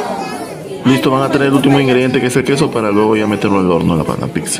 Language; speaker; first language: Spanish; native; Spanish